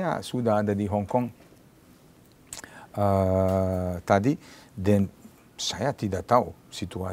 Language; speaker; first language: Indonesian; non-native, fluent; Serbian